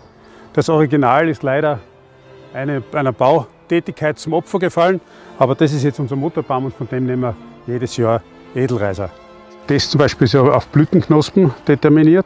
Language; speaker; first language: German; native; German